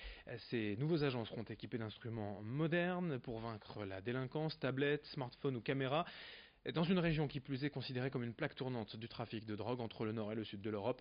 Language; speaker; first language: French; native; French